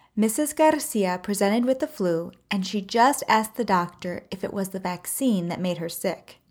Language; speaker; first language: English; native; English